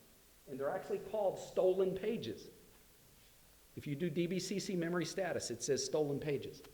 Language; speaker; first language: English; native; English